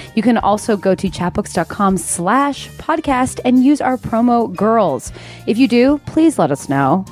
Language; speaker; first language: English; native; English